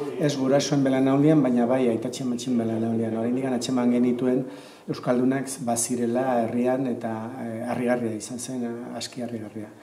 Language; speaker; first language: Basque; non-native, local second language; Spanish